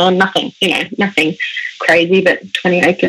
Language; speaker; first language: English; early bilingual, other home language; German